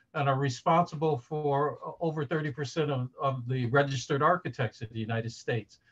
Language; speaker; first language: English; native; English